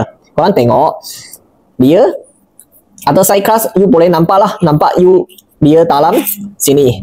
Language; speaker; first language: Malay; non-native, local second language; Chinese